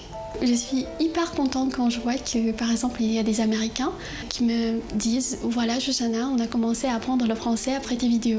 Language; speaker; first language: French; non-native, fluent; Armenian